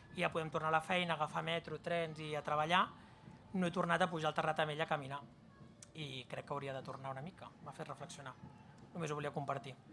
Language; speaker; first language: Catalan; native; Catalan